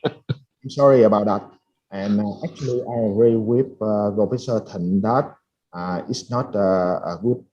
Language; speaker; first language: English; non-native, fluent; Vietnamese